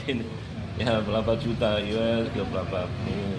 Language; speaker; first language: Indonesian; non-native, learner; Chinese